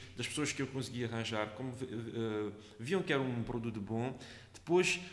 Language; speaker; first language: Portuguese; non-native, local second language; Kabuverdianu